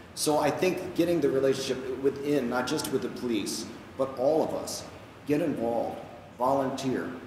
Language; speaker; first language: English; native; English